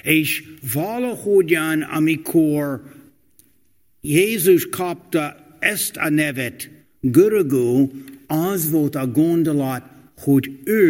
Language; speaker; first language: Hungarian; non-native, fluent; English